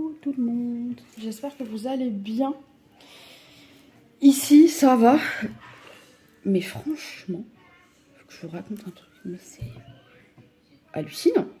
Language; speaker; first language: French; native; French